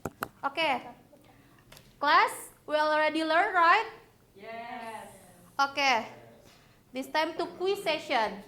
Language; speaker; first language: English; non-native, learner; Indonesian